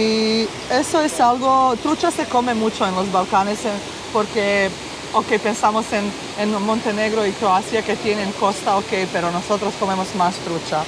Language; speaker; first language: Spanish; non-native, fluent; Bosnian